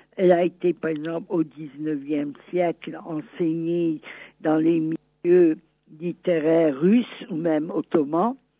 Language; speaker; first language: French; non-native, local second language; Greek